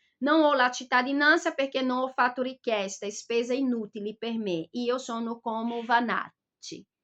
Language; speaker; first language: Italian; non-native, fluent; Portuguese